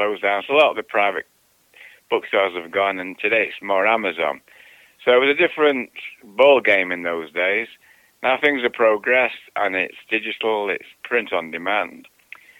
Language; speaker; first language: English; native; English